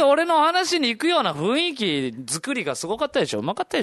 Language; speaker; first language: Japanese; native; Japanese